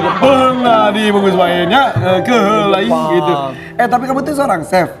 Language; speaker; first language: Indonesian; native; Indonesian